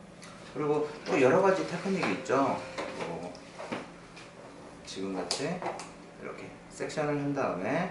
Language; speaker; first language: Korean; native; Korean